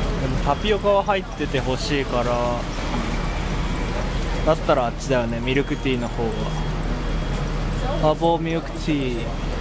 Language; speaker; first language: Japanese; native; Japanese